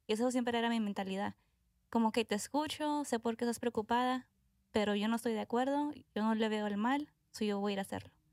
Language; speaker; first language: Spanish; early bilingual, heritage; Spanish